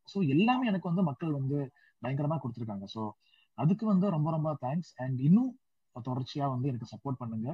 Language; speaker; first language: Tamil; non-native, local second language; Malayalam